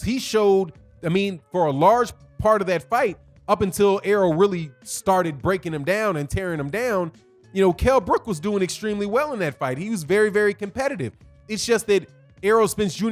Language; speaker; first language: English; native; English